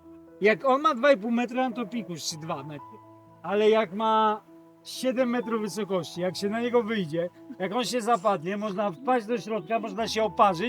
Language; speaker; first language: Polish; native; Polish